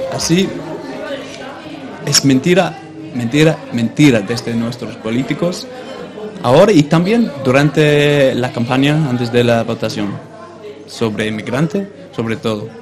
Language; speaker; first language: Spanish; non-native, fluent; English